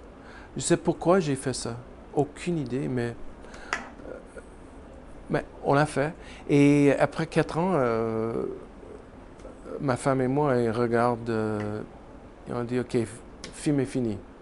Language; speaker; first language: French; non-native, learner; English